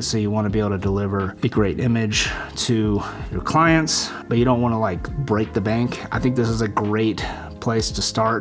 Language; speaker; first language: English; native; English